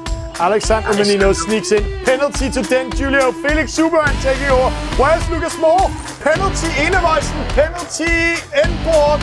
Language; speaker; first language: English; non-native, fluent; Danish